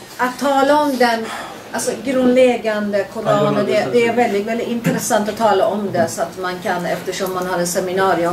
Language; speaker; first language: Swedish; non-native, fluent; Persian